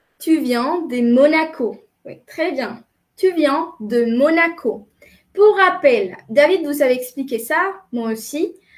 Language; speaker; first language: French; non-native, fluent; Spanish